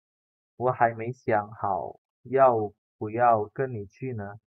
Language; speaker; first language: Chinese; non-native, fluent; Indonesian